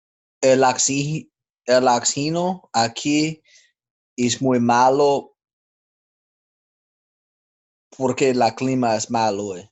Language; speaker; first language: Spanish; non-native, learner; English